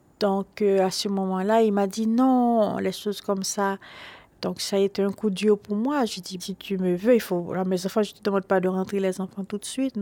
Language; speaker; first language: French; non-native, local second language; Haitian Creole